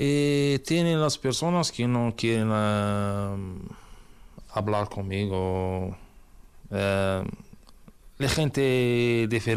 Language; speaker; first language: Spanish; non-native, learner; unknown